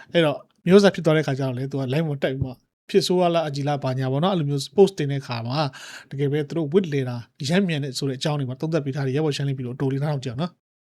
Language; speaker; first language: Burmese; native; Burmese